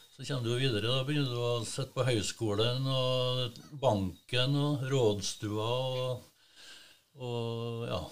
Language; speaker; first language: Norwegian; native; Norwegian